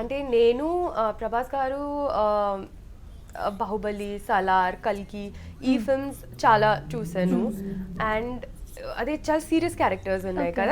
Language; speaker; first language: Telugu; non-native, local second language; Hindi